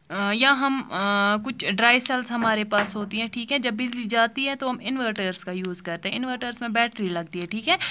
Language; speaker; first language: Hindi; non-native, local second language; Kashmiri